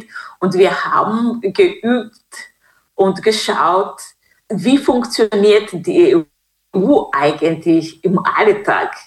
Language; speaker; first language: German; non-native, fluent; Kinyarwanda